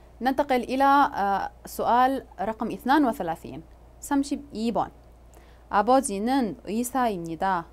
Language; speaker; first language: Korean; non-native, fluent; Arabic